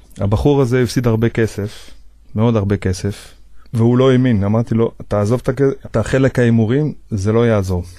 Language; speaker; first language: Hebrew; native; Hebrew